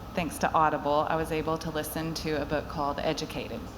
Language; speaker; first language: English; native; English